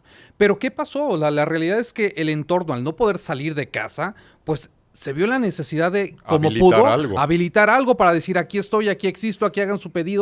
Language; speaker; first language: Spanish; native; Spanish